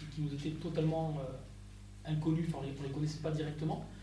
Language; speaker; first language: French; native; French